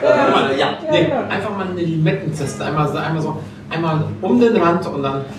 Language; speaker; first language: German; native; German